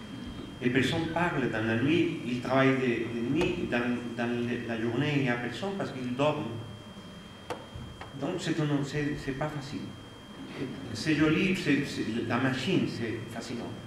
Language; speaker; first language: French; non-native, fluent; Spanish